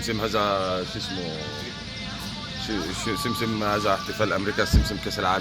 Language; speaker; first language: Arabic; native; Arabic